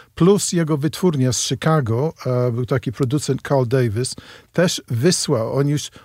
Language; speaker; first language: Polish; non-native, fluent; English